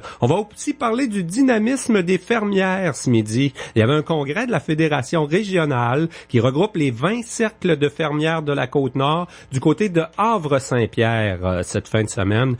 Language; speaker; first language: French; native; French